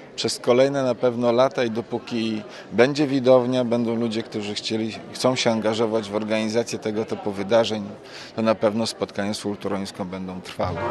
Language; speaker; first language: Polish; native; Polish